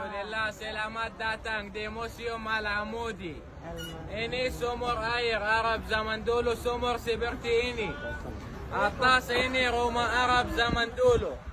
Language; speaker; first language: Indonesian; non-native, learner; Arabic